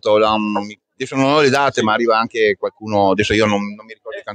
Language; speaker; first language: Italian; native; Italian